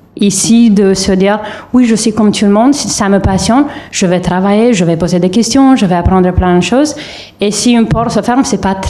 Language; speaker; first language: French; non-native, fluent; Romanian